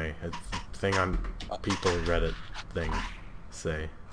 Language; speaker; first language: English; native; English